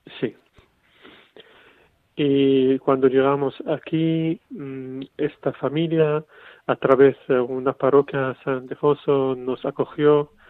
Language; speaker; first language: Spanish; non-native, fluent; Arabic